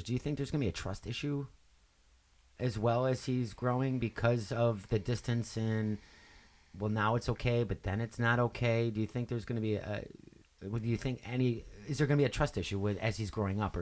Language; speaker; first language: English; native; English